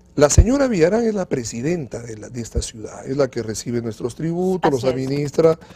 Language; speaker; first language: Spanish; native; Spanish